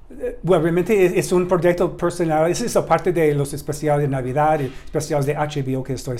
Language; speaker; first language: Spanish; non-native, learner; English